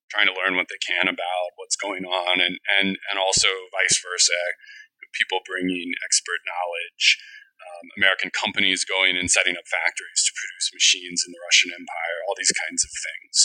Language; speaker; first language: English; native; English